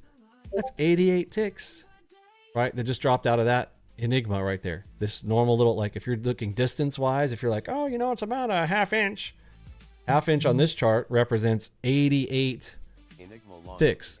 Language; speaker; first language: English; native; English